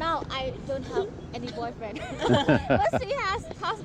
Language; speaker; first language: English; non-native, learner; Vietnamese